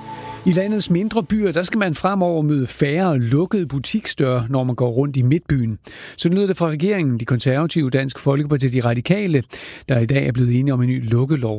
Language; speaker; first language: Danish; native; Danish